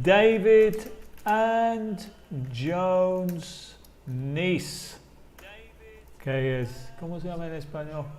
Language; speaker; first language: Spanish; non-native, fluent; English